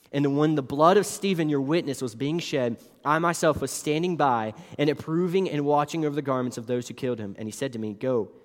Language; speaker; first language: English; native; English